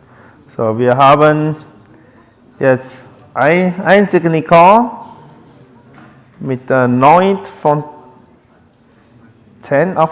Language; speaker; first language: German; non-native, learner; Chinese